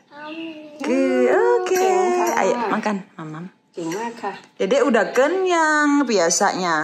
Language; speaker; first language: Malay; non-native, fluent; Thai